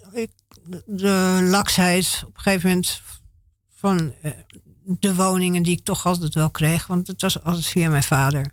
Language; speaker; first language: Dutch; native; Dutch